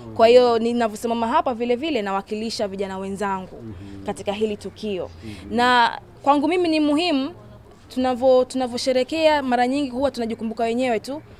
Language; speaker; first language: Swahili; native; Swahili